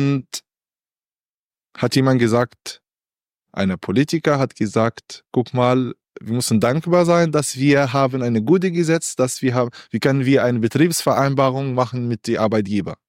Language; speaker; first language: German; non-native, learner; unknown